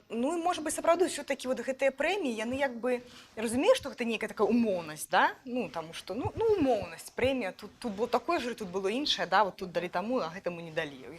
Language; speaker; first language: Belarusian; native; Belarusian